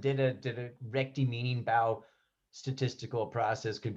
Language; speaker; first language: Danish; non-native, fluent; English